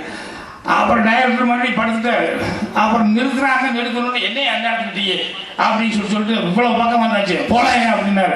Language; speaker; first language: Tamil; native; Tamil